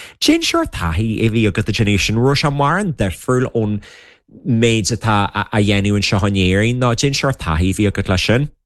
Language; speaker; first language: Irish; native; Irish